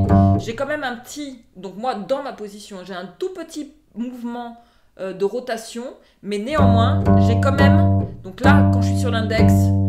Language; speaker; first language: French; native; French